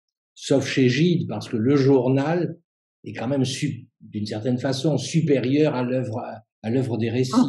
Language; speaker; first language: French; native; French